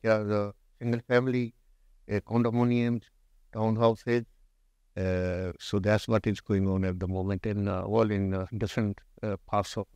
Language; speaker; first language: English; non-native, local second language; Punjabi